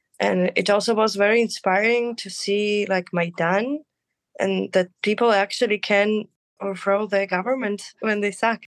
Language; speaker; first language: English; non-native, fluent; Russian